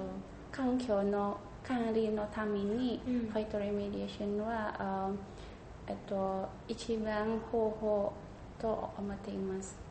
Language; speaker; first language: Japanese; non-native, learner; Indonesian